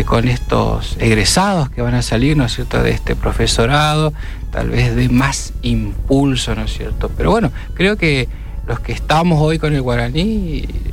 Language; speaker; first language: Spanish; native; Spanish